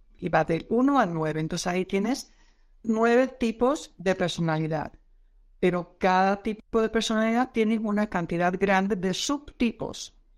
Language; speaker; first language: Spanish; non-native, fluent; Dutch